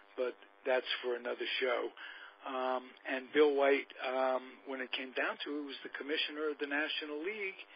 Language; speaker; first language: English; native; English